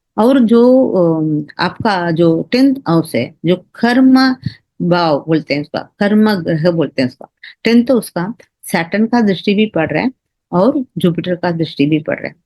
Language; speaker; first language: Hindi; non-native, local second language; Tamil